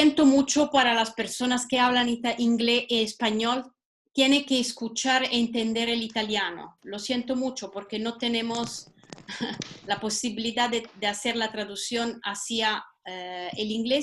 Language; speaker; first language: Spanish; non-native, learner; Italian